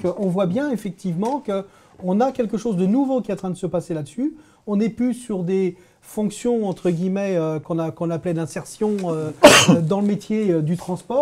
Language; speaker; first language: French; native; French